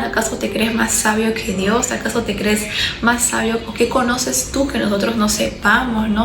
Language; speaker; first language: Spanish; native; Spanish